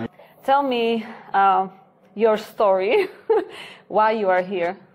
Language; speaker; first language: English; non-native, learner; Slovak